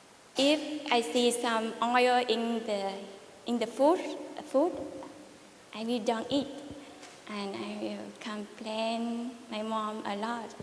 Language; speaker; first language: English; non-native, learner; Vietnamese